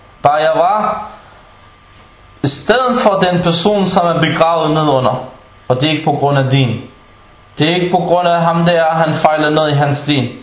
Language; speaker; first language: Danish; early bilingual, other home language; Arabic